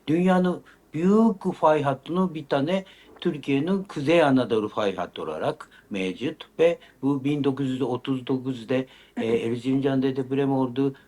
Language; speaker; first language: Turkish; non-native, learner; Japanese